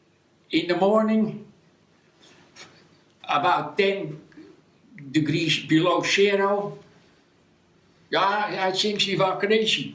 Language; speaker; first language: English; non-native, learner; Dutch